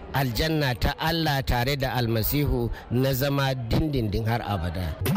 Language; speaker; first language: Hausa; non-native, local second language; Fula